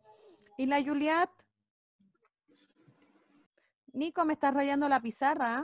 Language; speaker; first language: Spanish; native; Spanish